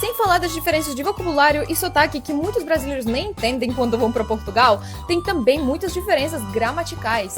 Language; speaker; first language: Portuguese; non-native, fluent; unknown